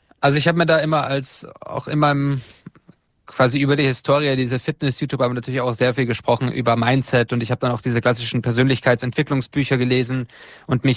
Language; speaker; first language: German; native; German